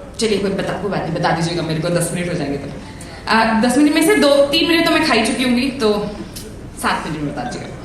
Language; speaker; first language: Hindi; non-native, local second language; Assamese